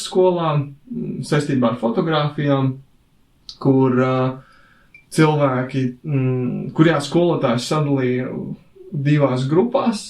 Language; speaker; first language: Latvian; native; Latvian